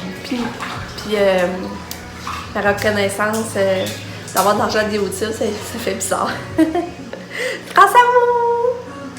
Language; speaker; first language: French; native; French